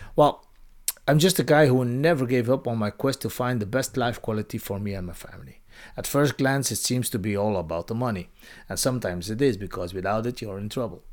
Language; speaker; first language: English; non-native, fluent; Dutch